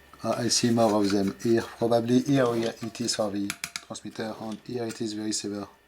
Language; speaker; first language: English; non-native, fluent; French